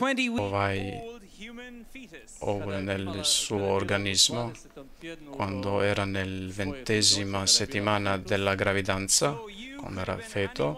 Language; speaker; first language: Italian; non-native, fluent; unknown